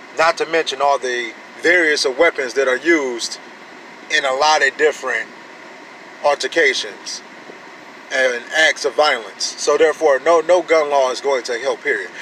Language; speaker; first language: English; native; English